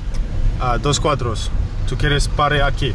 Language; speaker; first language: Spanish; non-native, learner; English